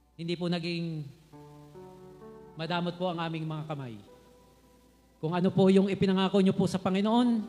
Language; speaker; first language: Filipino; native; Filipino